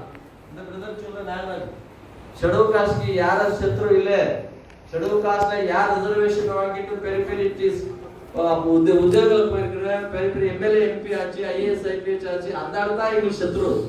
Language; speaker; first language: Tamil; non-native, learner; Kannada